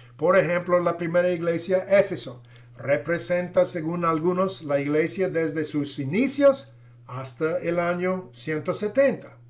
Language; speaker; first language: Spanish; non-native, fluent; English